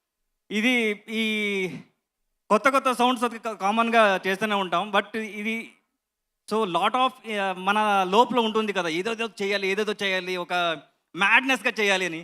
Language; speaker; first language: Telugu; non-native, learner; Kannada